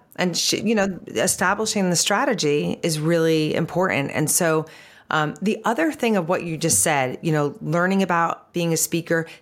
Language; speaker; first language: English; native; English